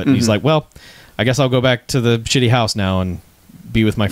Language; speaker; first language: English; native; English